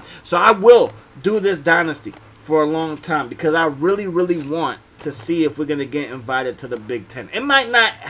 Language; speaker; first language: English; native; English